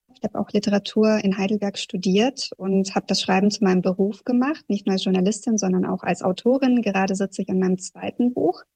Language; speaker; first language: German; early bilingual, other home language; Russian